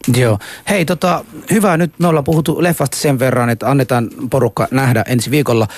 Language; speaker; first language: Finnish; non-native, fluent; Persian